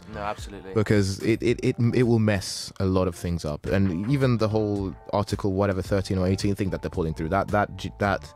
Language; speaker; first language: English; native; English